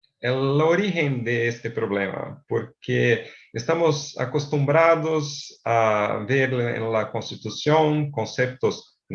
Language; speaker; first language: Spanish; non-native, fluent; Portuguese